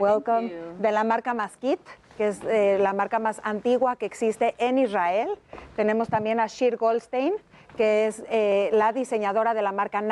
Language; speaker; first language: Spanish; native; Spanish